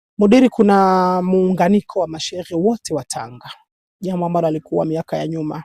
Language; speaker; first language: Swahili; native; Swahili